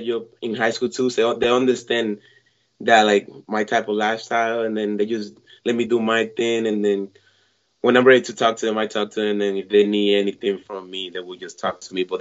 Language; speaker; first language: English; non-native, fluent; Spanish